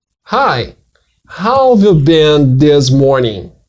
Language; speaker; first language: English; non-native, fluent; Portuguese